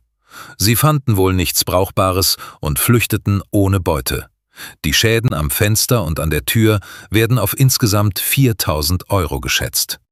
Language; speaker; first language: German; native; German